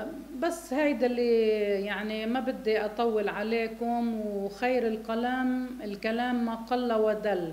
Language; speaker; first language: Arabic; native; Arabic